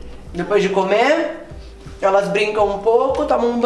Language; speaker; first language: Portuguese; native; Portuguese